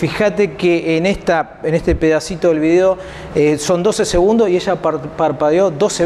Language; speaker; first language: Spanish; native; Spanish